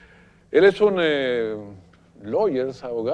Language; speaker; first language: Spanish; native; Spanish